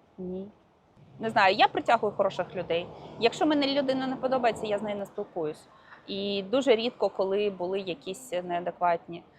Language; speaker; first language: Ukrainian; non-native, local second language; Russian